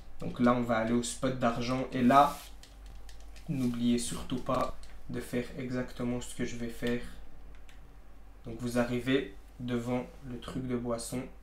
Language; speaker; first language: French; native; French